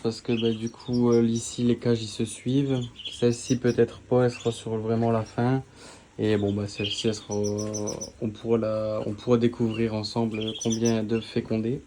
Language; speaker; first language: French; native; French